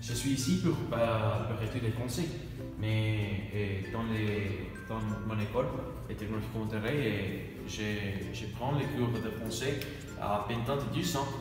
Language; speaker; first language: French; non-native, learner; Spanish